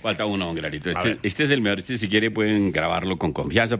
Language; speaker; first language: Spanish; native; Spanish